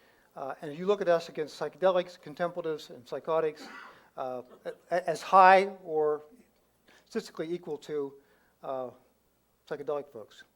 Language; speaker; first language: English; native; English